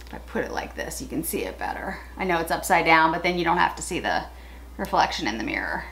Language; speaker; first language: English; native; English